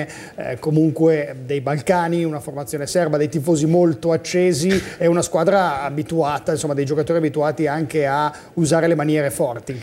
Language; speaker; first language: Italian; native; Italian